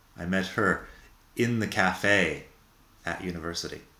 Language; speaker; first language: English; native; English